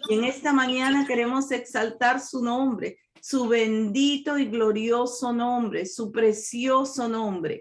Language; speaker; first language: Spanish; native; Spanish